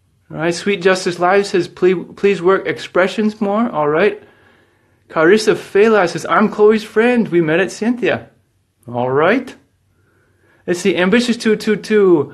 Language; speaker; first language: English; native; English